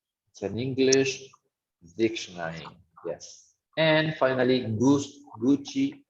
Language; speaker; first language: English; non-native, fluent; Spanish